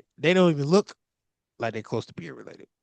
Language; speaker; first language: English; native; English